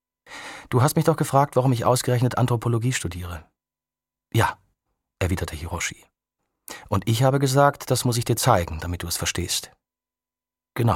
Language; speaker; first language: German; native; German